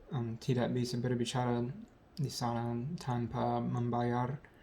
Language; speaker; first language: Indonesian; non-native, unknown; English